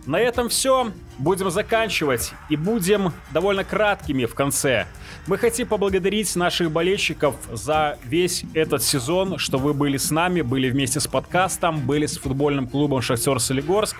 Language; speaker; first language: Russian; native; Russian